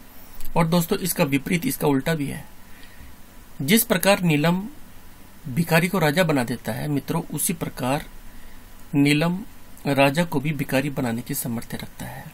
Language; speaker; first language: Hindi; native; Hindi